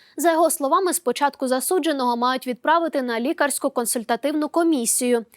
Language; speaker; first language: Ukrainian; native; Ukrainian